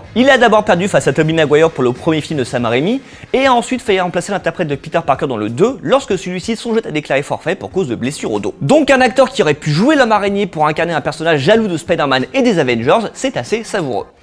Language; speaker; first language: French; native; French